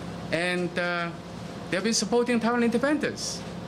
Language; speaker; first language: English; non-native, fluent; Chinese